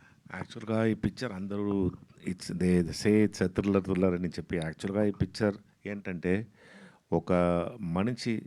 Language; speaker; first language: Telugu; non-native, fluent; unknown